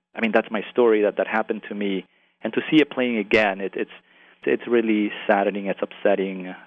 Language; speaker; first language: English; early bilingual, other home language; Spanish